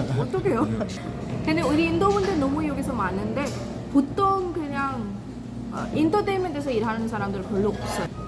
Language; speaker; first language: Korean; non-native, learner; Hindi